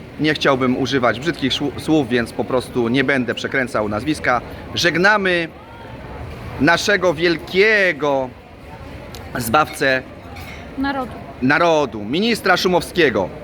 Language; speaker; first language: Polish; native; Polish